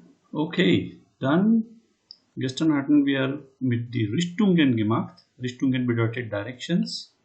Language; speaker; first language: German; non-native, learner; Hindi